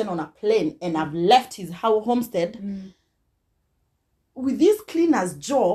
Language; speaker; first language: English; non-native, local second language; Kikuyu